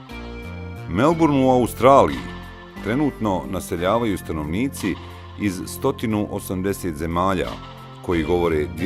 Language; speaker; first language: Bosnian; native; Bosnian